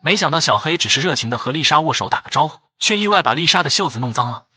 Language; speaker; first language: Chinese; native; Chinese